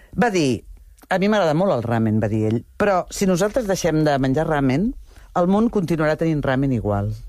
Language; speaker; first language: Catalan; native; Catalan